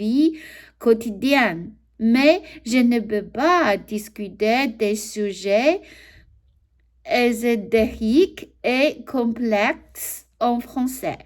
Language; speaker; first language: French; non-native, learner; Chinese